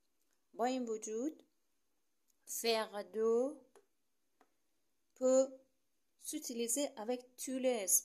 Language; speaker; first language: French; non-native, fluent; Persian